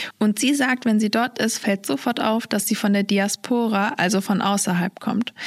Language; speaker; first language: German; early bilingual, other home language; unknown